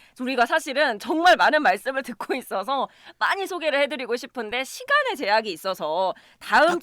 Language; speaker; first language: Korean; native; Korean